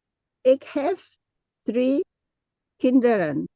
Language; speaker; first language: Dutch; non-native, learner; Indonesian